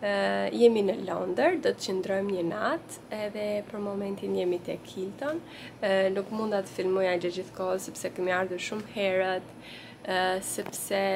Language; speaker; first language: Albanian; early bilingual, heritage; Albanian